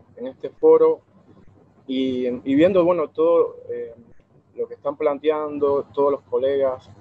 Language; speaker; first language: Spanish; native; Spanish